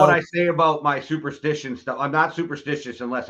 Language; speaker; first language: English; native; English